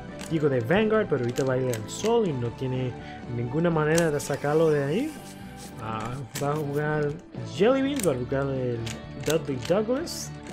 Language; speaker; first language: Spanish; non-native, learner; English